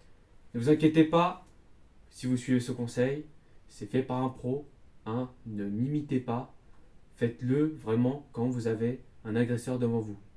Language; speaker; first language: French; native; French